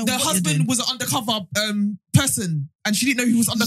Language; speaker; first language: English; native; English